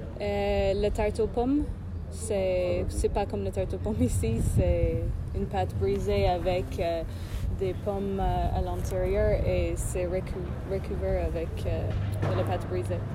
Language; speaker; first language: French; non-native, fluent; English